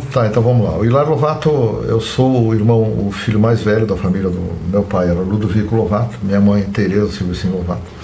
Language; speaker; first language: Portuguese; native; Portuguese